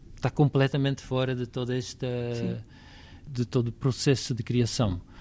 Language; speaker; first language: Portuguese; non-native, fluent; Dutch